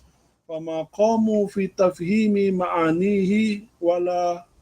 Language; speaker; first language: Arabic; non-native, fluent; Malay